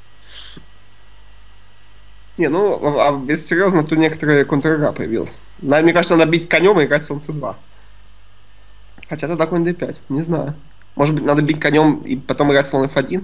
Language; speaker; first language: Russian; native; Russian